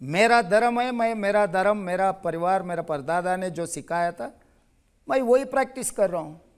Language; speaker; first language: Hindi; non-native, local second language; Telugu